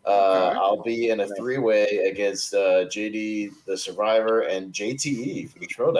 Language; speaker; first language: English; native; English